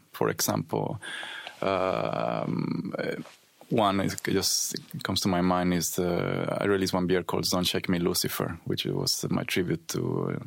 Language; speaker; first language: English; non-native, fluent; Spanish